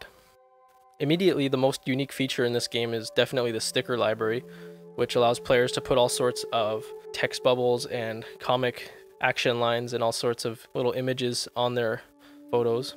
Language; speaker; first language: English; native; English